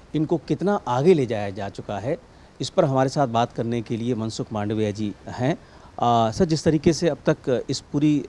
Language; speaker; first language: Hindi; native; Hindi